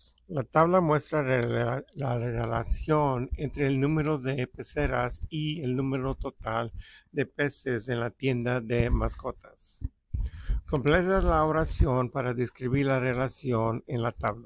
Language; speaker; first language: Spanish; early bilingual, heritage; Spanish